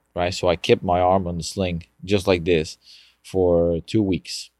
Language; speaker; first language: English; non-native, fluent; Spanish